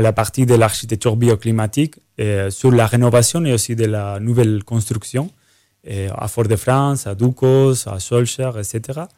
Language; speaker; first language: French; non-native, fluent; Spanish